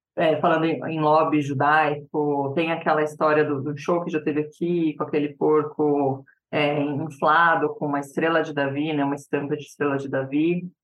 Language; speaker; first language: Portuguese; native; Portuguese